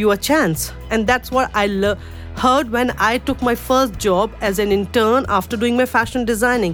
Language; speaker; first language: English; non-native, local second language; Urdu